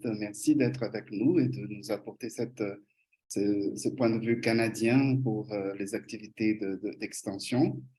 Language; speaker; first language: French; non-native, fluent; Portuguese